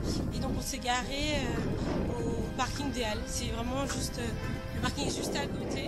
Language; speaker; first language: French; native; French